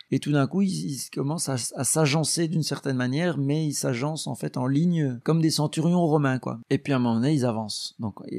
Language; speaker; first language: French; native; French